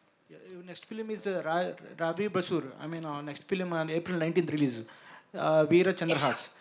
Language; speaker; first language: English; non-native, local second language; Telugu